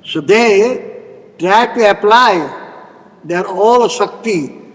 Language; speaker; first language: English; non-native, local second language; Odia